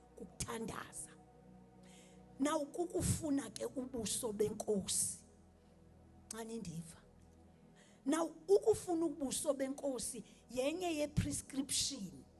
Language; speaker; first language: Zulu; non-native, local second language; Xhosa